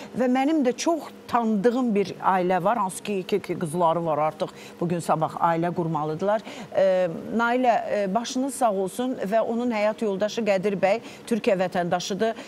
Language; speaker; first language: Azerbaijani; native; Azerbaijani